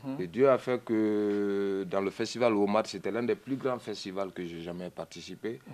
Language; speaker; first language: French; non-native, local second language; Mandingo